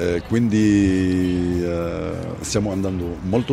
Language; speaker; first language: Italian; non-native, fluent; Arabic